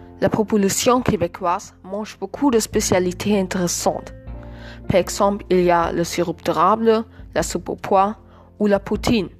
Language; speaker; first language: French; non-native, learner; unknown